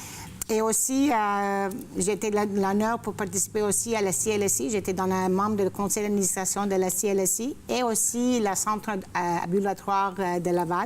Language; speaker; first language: French; non-native, fluent; Greek